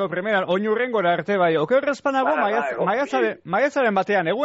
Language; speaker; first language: Basque; native; Basque